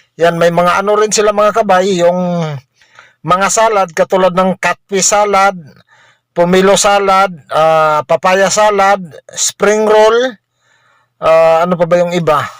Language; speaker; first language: Filipino; non-native, local second language; Cebuano